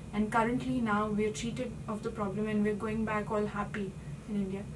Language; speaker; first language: English; non-native, local second language; Hindi